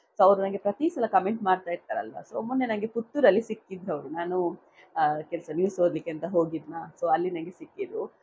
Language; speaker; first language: Kannada; non-native, local second language; Tulu